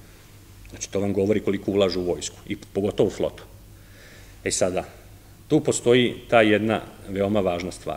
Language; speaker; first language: Serbian; native; Serbian